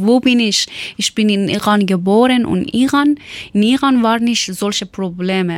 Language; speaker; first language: German; non-native, learner; Persian